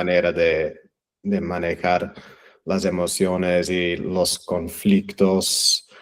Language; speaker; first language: Spanish; non-native, fluent; English